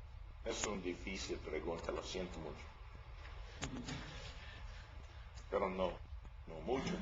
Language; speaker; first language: Spanish; non-native, learner; English